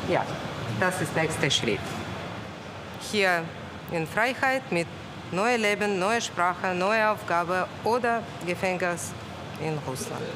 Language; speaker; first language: German; non-native, learner; Russian